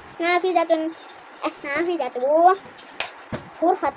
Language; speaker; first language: Arabic; non-native, learner; Indonesian